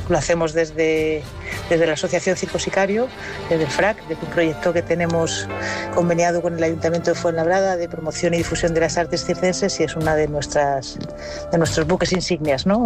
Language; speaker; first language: Spanish; native; Spanish